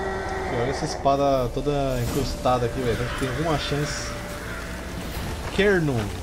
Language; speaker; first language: Portuguese; native; Portuguese